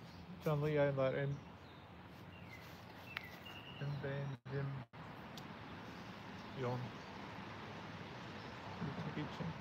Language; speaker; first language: Turkish; non-native, learner; English